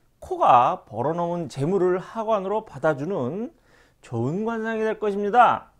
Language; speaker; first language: Korean; native; Korean